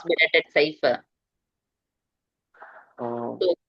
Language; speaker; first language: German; non-native, learner; Tamil